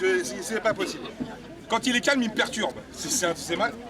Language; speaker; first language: French; native; French